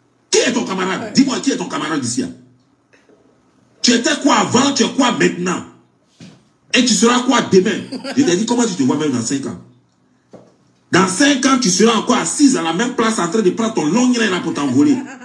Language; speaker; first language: French; non-native, local second language; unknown